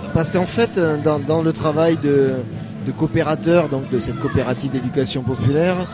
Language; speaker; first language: French; native; French